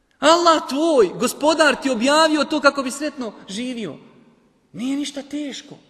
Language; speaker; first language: Bosnian; native; Bosnian